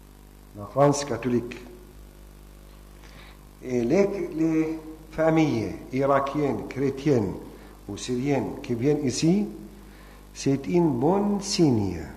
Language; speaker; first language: French; non-native, fluent; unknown